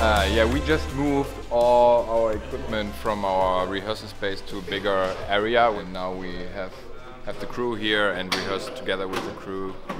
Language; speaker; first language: English; non-native, fluent; German